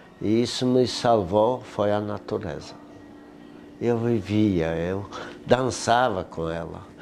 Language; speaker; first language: Portuguese; non-native, fluent; Polish